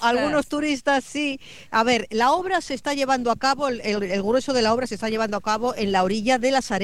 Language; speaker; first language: Spanish; native; Spanish